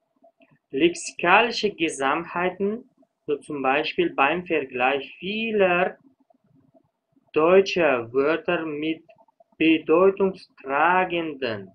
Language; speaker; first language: German; non-native, fluent; Uzbek